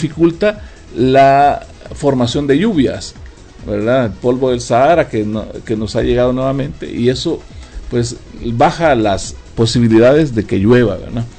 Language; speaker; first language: Spanish; native; Spanish